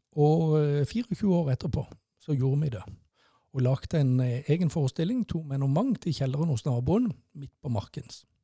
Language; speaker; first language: Norwegian; native; Norwegian